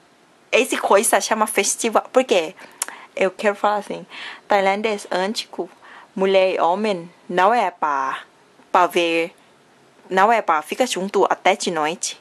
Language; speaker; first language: Portuguese; non-native, learner; Thai